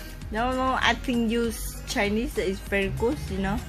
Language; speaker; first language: English; non-native, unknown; Vietnamese